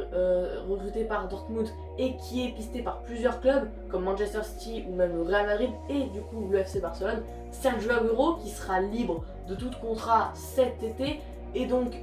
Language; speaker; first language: French; native; French